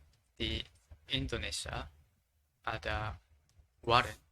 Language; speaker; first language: Indonesian; non-native, learner; Japanese